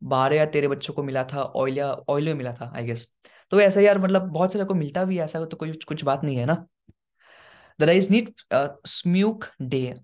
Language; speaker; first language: Hindi; non-native, local second language; Assamese